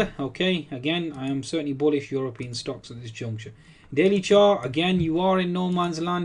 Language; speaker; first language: English; native; English